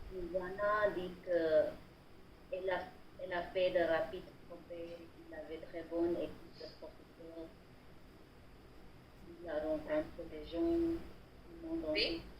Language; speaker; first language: French; non-native, learner; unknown